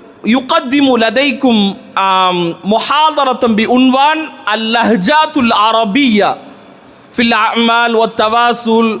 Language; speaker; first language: Arabic; non-native, fluent; Tamil